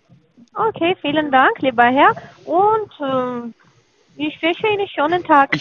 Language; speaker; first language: German; non-native, learner; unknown